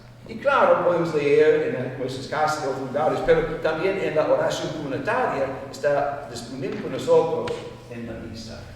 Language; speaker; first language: Spanish; non-native, fluent; English